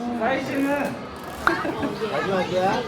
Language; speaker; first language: Korean; native; Korean